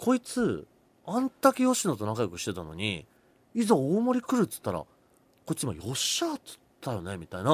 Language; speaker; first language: Japanese; native; Japanese